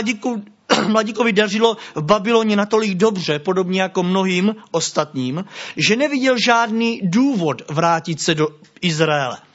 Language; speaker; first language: Czech; native; Czech